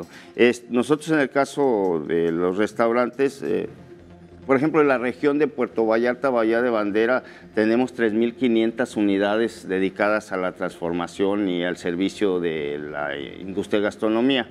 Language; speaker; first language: Spanish; native; Spanish